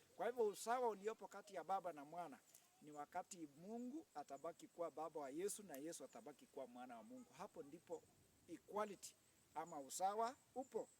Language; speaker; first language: Swahili; non-native, local second language; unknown